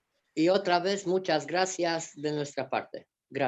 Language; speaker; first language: Spanish; non-native, fluent; Romanian